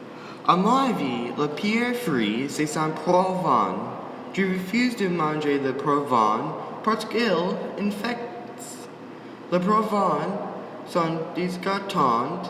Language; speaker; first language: French; non-native, learner; English